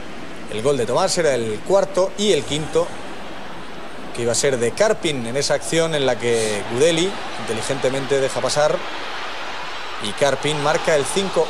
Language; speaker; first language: Spanish; native; Spanish